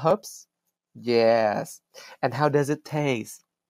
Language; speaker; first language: English; non-native, fluent; Vietnamese